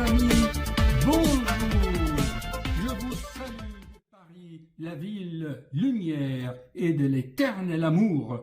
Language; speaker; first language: French; non-native, fluent; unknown